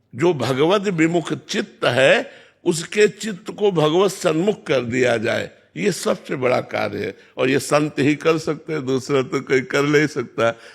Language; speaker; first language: Hindi; native; Hindi